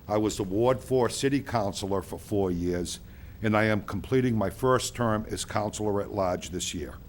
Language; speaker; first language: English; native; English